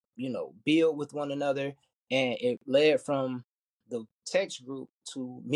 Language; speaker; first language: English; native; English